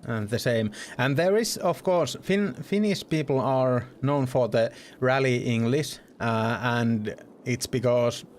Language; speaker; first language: English; non-native, fluent; Finnish